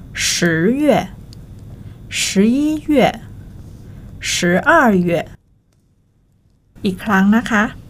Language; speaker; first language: Chinese; non-native, fluent; Thai